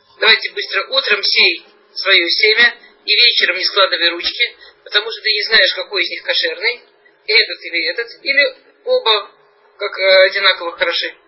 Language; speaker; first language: Russian; early bilingual, heritage; Russian